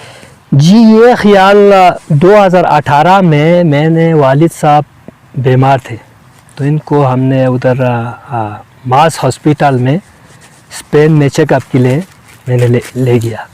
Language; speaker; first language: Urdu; non-native, local second language; Balti